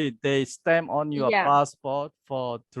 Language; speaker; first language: English; non-native, learner; Burmese